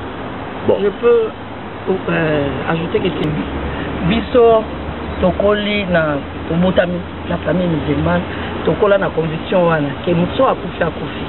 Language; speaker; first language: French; non-native, local second language; Lingala